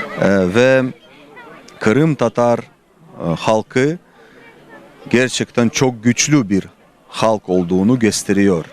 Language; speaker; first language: Turkish; non-native, fluent; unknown